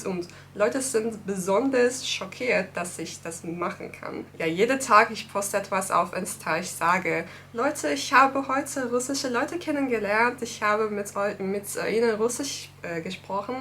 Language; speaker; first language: German; non-native, fluent; Turkish